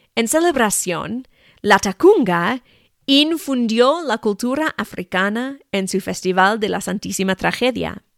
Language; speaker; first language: Spanish; non-native, fluent; English